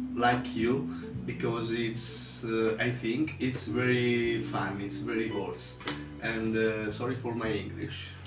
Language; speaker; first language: English; non-native, fluent; Italian